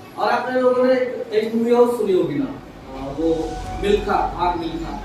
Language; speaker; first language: Hindi; native; Hindi